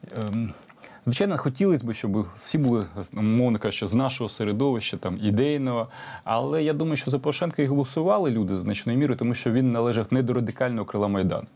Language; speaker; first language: Ukrainian; native; Ukrainian